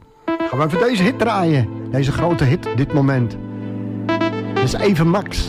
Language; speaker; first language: Dutch; native; Dutch